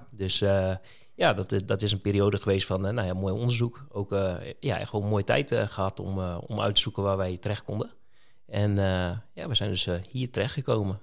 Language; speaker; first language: Dutch; native; Dutch